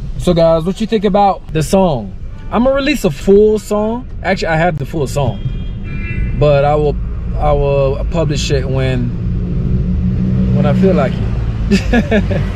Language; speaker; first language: English; native; English